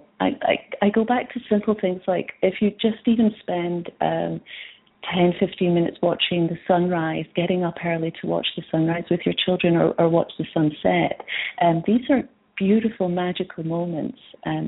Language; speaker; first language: English; native; English